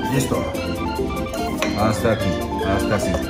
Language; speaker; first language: Spanish; non-native, learner; Japanese